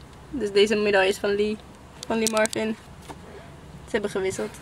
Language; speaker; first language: Dutch; native; Dutch